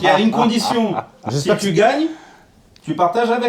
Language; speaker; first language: French; native; French